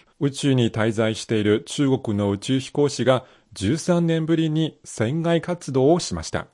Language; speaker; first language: Japanese; non-native, fluent; Chinese